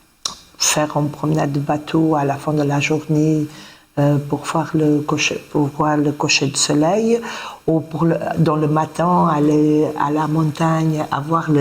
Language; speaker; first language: French; non-native, fluent; Portuguese